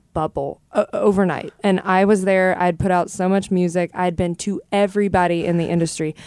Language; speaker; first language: English; native; English